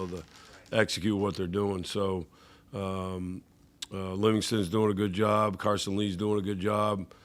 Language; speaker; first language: English; native; English